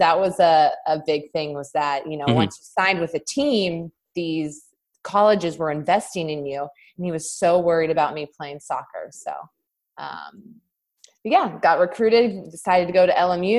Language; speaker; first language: English; native; English